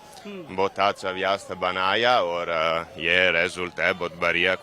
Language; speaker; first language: Hindi; non-native, learner; Italian